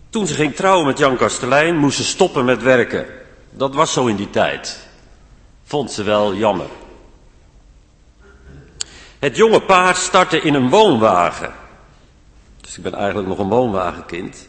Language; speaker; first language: Dutch; native; Dutch